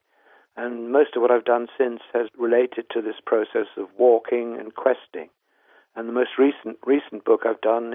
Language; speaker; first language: English; native; English